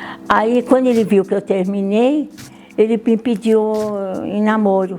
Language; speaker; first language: Portuguese; early bilingual, other home language; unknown